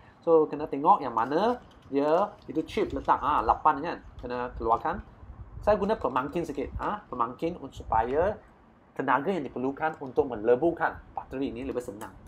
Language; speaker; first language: Malay; non-native, local second language; Chinese